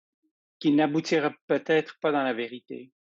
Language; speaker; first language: French; non-native, fluent; English